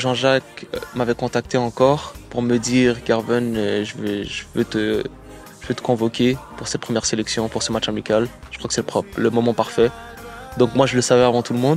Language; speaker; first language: French; native; French